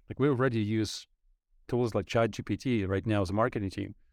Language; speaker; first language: English; non-native, fluent; Ukrainian